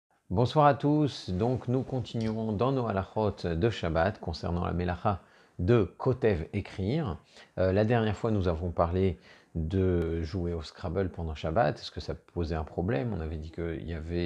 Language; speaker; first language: French; native; French